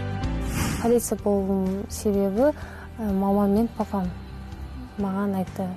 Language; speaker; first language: Kazakh; non-native, local second language; Russian